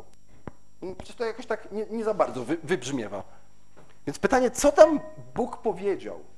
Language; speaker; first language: Polish; native; Polish